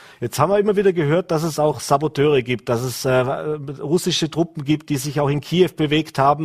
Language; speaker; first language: German; native; German